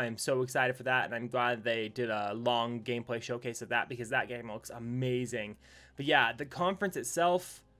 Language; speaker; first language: English; native; English